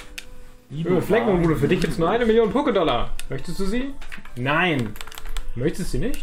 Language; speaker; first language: German; native; German